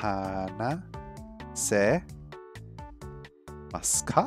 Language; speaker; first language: Japanese; non-native, learner; English